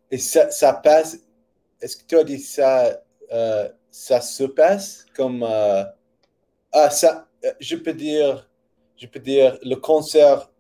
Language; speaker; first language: French; non-native, learner; English